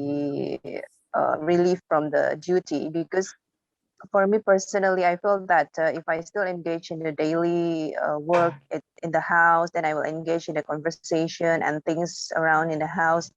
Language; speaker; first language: English; non-native, fluent; Thai